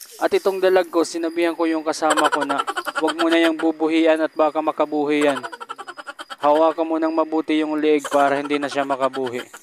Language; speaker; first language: Filipino; non-native, local second language; Waray